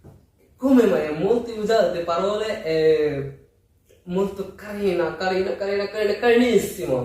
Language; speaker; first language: Italian; non-native, learner; Bangla